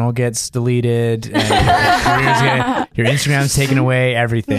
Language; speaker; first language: English; native; English